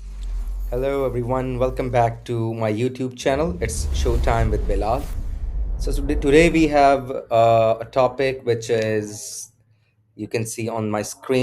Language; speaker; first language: English; non-native, local second language; Urdu